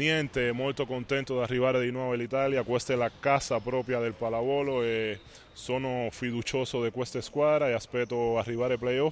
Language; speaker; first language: Italian; non-native, fluent; Spanish